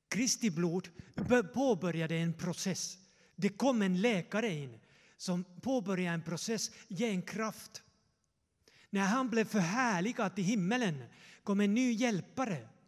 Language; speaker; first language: Swedish; non-native, fluent; Finnish